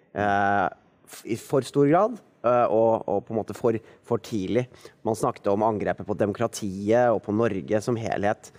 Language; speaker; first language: Norwegian; native; Norwegian